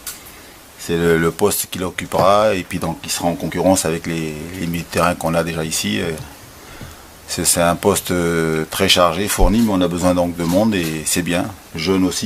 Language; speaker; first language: French; native; French